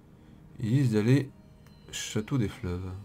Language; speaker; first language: French; native; French